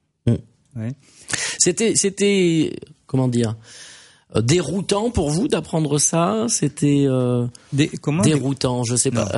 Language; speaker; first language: French; native; French